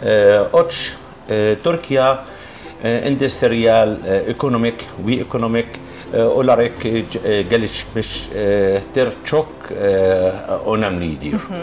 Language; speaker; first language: Turkish; non-native, learner; Arabic